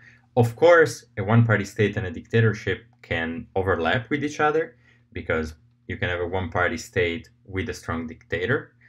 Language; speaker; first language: English; non-native, fluent; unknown